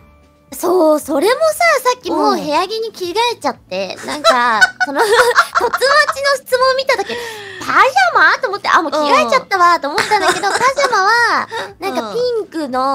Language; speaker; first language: Japanese; native; Japanese